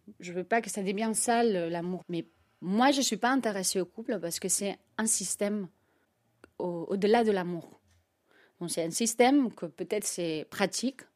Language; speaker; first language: French; non-native, fluent; Spanish